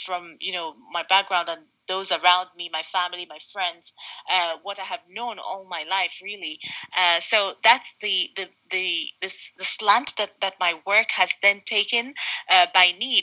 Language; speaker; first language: English; non-native, local second language; Igbo